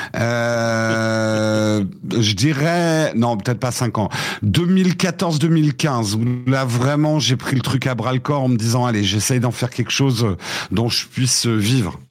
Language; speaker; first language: French; early bilingual, other home language; English